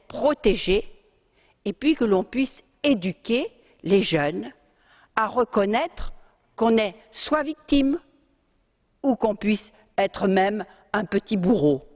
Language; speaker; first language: French; native; French